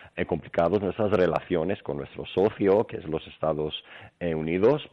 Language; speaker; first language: Spanish; non-native, fluent; Greek